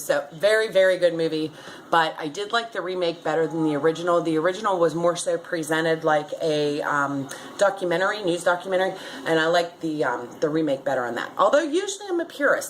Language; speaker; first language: English; native; English